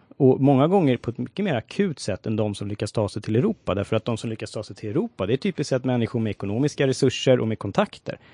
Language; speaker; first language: Swedish; native; Swedish